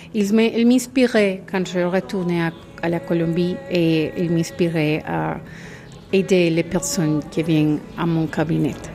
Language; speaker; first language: French; non-native, fluent; Spanish